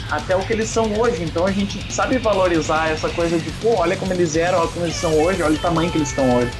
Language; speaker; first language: Portuguese; native; Portuguese